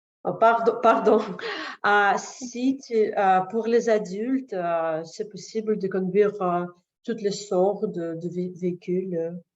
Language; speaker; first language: French; non-native, learner; Russian